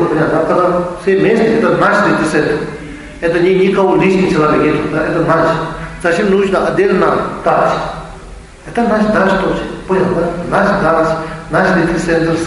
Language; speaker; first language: Russian; non-native, learner; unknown